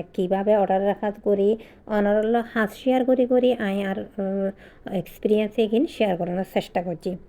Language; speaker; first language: Bangla; native; Bangla